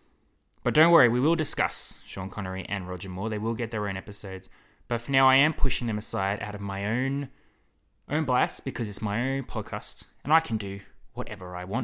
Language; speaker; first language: English; native; English